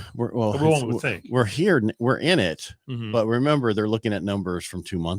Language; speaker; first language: English; native; English